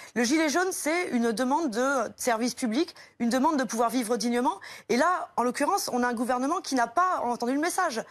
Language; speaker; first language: French; native; French